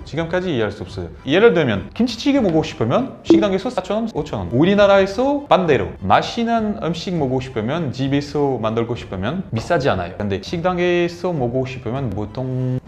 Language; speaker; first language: Korean; non-native, learner; French